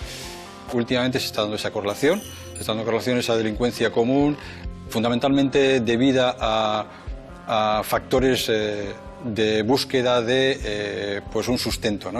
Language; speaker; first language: Spanish; native; Spanish